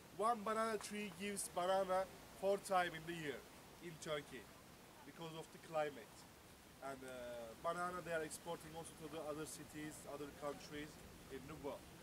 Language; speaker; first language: English; non-native, fluent; Turkish